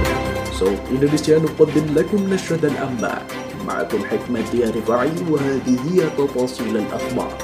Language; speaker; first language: Arabic; non-native, fluent; Indonesian